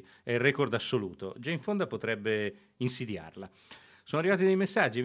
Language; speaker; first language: Italian; native; Italian